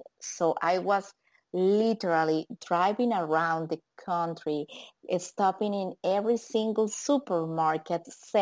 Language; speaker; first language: English; non-native, fluent; Spanish